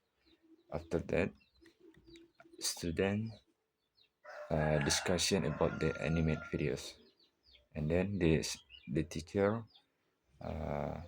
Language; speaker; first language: English; non-native, learner; Indonesian